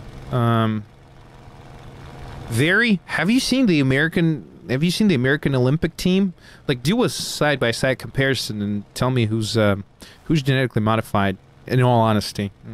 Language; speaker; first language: English; early bilingual, other home language; Russian